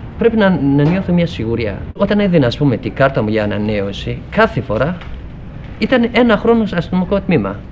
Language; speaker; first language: Greek; non-native, fluent; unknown